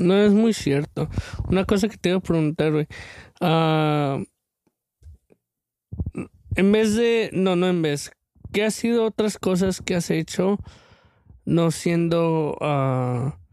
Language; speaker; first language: Spanish; early bilingual, other home language; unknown